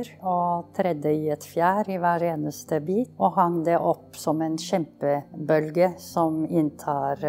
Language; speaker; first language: Norwegian; early bilingual, heritage; Norwegian